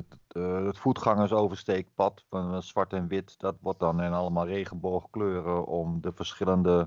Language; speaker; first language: Dutch; native; Dutch